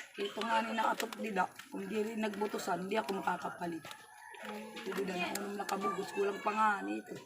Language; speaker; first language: Filipino; native; Filipino